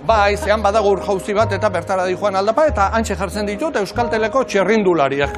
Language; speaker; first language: Basque; native; Basque